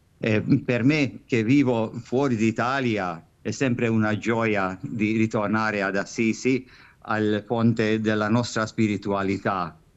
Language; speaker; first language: Italian; non-native, fluent; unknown